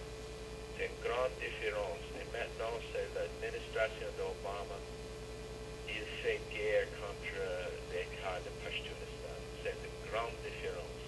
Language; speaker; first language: French; non-native, learner; English